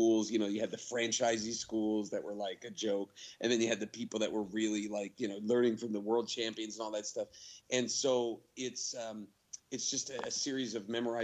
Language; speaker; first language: English; native; English